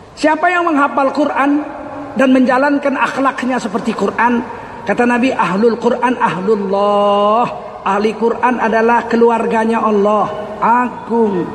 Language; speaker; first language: Indonesian; native; Indonesian